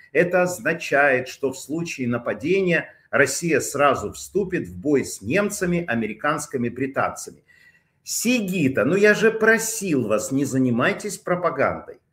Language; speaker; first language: Russian; native; Russian